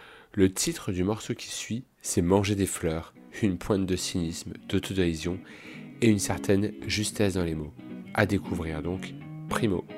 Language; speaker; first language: French; native; French